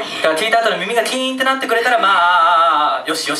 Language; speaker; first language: Japanese; native; Japanese